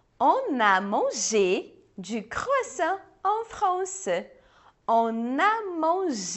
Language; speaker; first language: French; non-native, fluent; Portuguese